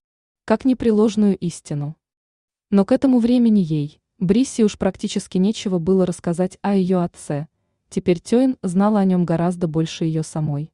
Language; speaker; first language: Russian; native; Russian